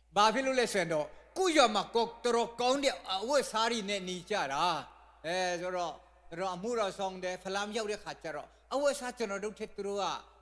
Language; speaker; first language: Burmese; non-native, local second language; Tedim Chin